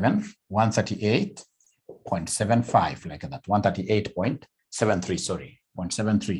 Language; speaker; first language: English; non-native, local second language; Swahili